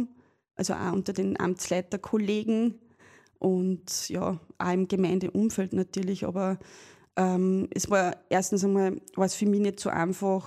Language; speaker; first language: German; native; German